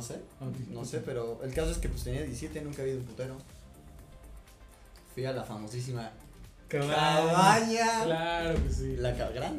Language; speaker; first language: Spanish; native; Spanish